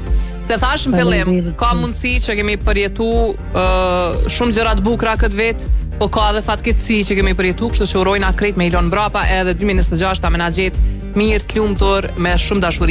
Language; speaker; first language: Albanian; native; Albanian